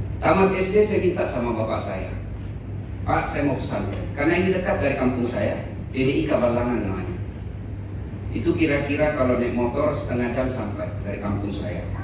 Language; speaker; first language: Indonesian; non-native, local second language; Buginese